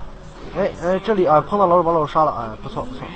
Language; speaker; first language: Chinese; native; Chinese